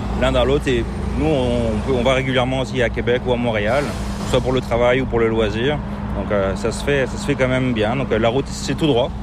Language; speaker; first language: French; native; French